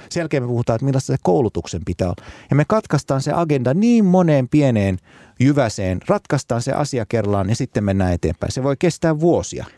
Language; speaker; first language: Finnish; early bilingual, other home language; Arabic